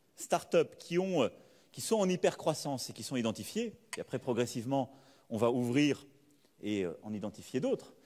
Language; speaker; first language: French; native; French